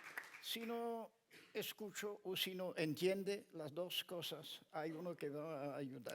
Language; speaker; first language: Spanish; non-native, fluent; Ladino